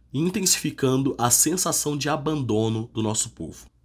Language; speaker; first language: Portuguese; native; Portuguese